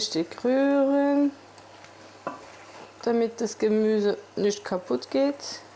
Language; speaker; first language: German; non-native, fluent; French